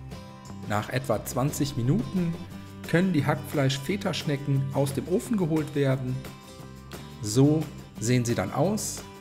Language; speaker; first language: German; native; German